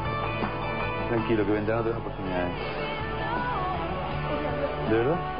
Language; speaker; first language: Spanish; native; Spanish